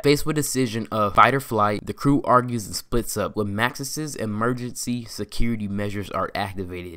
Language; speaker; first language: English; native; English